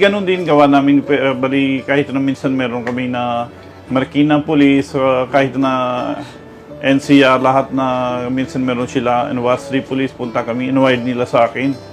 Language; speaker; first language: Filipino; non-native, learner; Punjabi